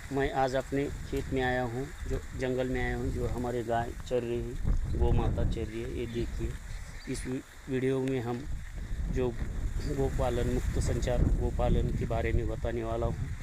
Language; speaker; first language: Hindi; non-native, local second language; Marathi